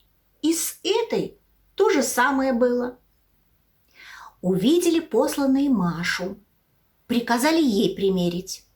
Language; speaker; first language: Russian; native; Russian